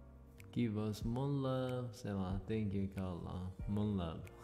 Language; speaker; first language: English; non-native, learner; Korean